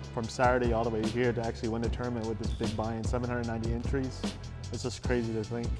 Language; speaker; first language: English; native; English